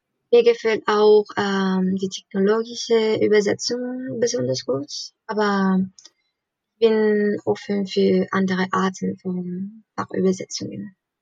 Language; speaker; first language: German; non-native, fluent; Spanish